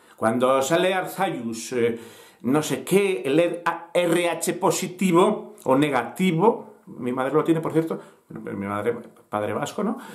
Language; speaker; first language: Spanish; native; Spanish